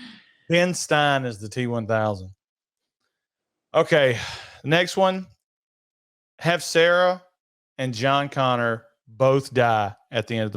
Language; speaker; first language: English; native; English